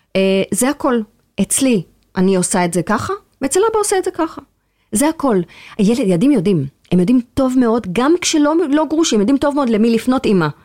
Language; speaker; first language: Hebrew; native; Hebrew